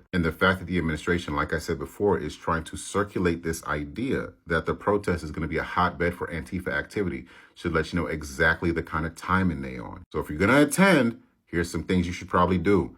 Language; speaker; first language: English; native; English